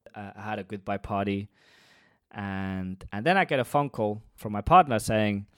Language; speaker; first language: English; non-native, fluent; Spanish